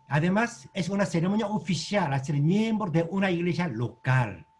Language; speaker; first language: Spanish; non-native, learner; Korean